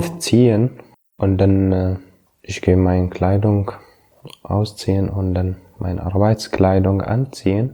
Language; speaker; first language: German; non-native, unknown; Arabic